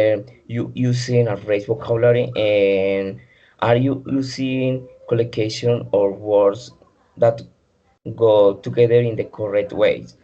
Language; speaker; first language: English; non-native, learner; Spanish